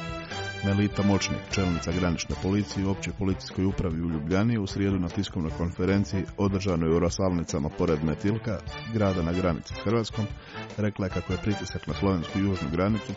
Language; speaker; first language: Croatian; native; Croatian